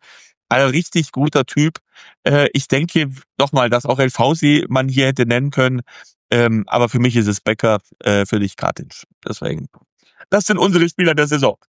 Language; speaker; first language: German; native; German